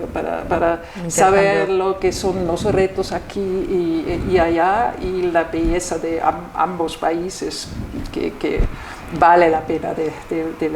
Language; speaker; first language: Spanish; non-native, fluent; German